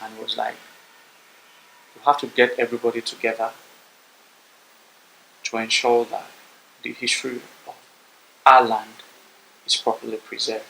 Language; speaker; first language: English; non-native, local second language; Bini